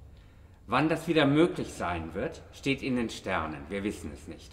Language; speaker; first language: German; native; German